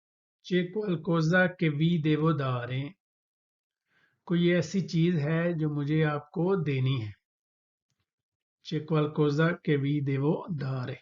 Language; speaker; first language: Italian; non-native, fluent; Urdu